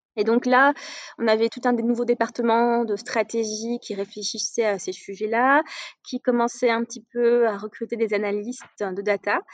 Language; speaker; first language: French; non-native, local second language; Arabic